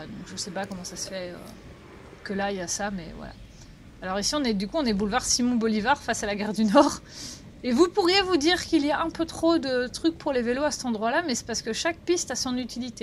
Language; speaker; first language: French; native; French